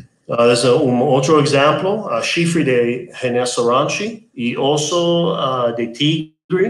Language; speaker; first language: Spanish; non-native, learner; English